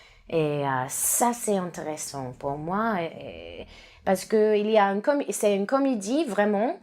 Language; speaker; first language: French; non-native, learner; English